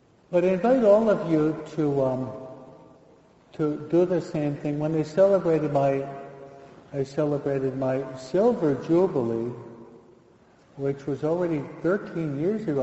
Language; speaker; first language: English; native; English